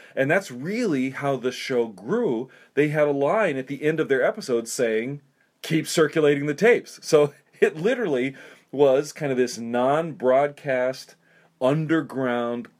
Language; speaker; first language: English; native; English